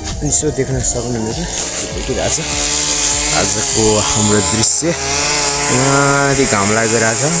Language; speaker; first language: Nepali; non-native, local second language; Sherpa